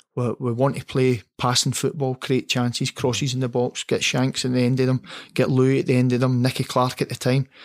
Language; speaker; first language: English; native; English